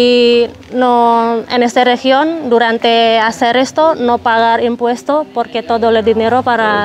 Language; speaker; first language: Spanish; non-native, learner; Javanese